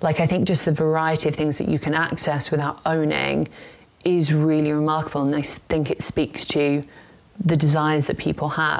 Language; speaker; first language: English; native; English